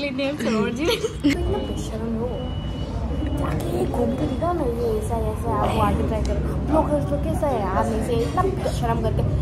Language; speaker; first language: Hindi; non-native, local second language; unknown